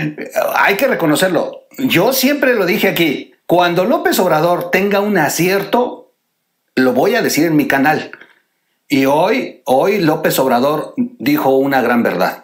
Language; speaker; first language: Spanish; native; Spanish